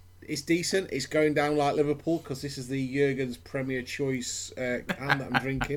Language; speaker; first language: English; native; English